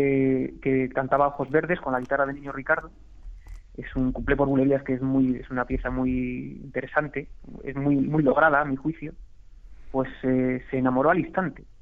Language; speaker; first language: Spanish; native; Spanish